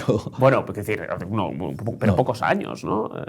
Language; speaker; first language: Spanish; native; Spanish